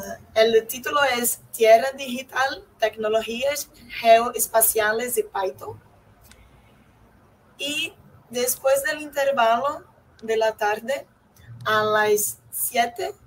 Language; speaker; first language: Spanish; non-native, fluent; Portuguese